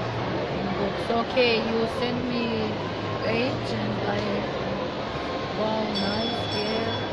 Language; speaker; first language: English; non-native, learner; Turkish